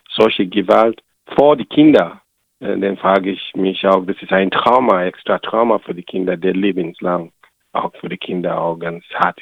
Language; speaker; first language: German; non-native, learner; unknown